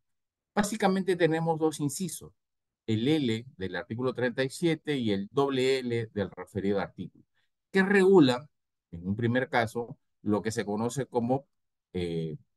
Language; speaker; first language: Spanish; native; Spanish